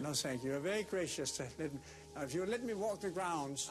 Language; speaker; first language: English; non-native, fluent; Danish